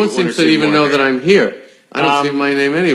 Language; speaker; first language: English; native; English